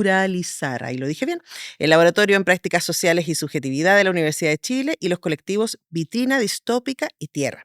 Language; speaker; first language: Spanish; native; Spanish